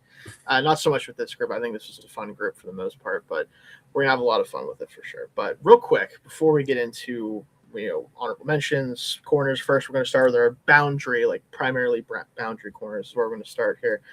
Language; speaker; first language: English; native; English